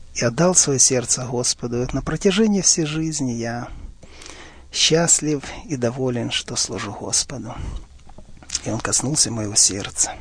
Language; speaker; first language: Russian; native; Russian